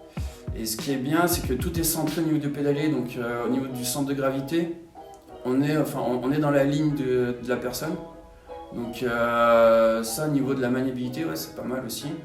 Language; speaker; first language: French; native; French